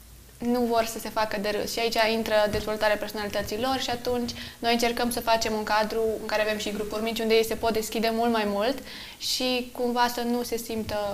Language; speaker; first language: Romanian; native; Romanian